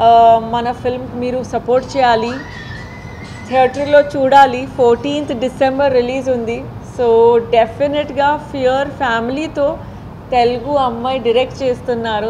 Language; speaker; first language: Telugu; non-native, fluent; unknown